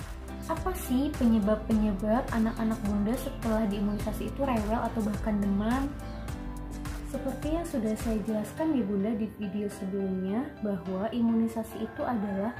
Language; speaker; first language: Indonesian; native; Indonesian